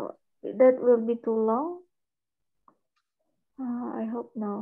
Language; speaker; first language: English; non-native, fluent; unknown